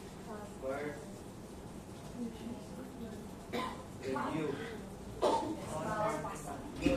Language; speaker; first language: English; non-native, local second language; Cebuano